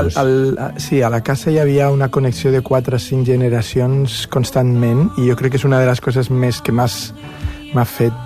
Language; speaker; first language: Catalan; non-native, fluent; Spanish